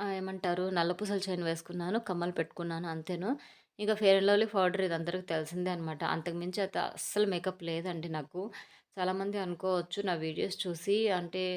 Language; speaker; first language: Telugu; native; Telugu